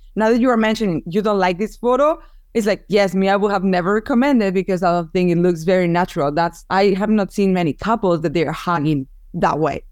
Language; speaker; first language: English; non-native, fluent; Spanish